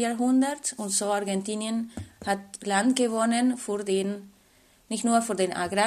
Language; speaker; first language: German; non-native, fluent; Spanish